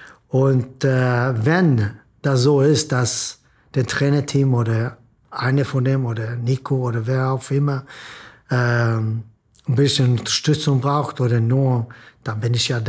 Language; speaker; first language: German; non-native, fluent; Swedish